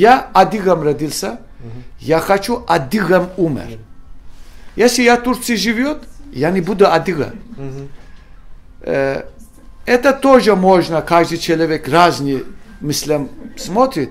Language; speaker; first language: Russian; non-native, learner; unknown